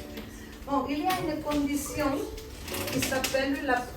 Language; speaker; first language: French; non-native, fluent; Spanish